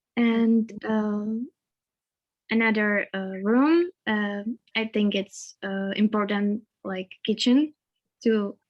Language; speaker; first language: English; non-native, learner; Czech